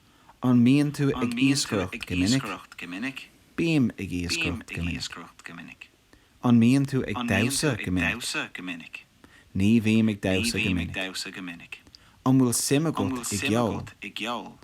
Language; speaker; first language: Irish; non-native, local second language; English